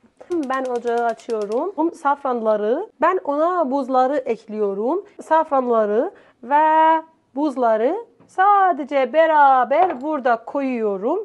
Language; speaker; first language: Turkish; non-native, fluent; Persian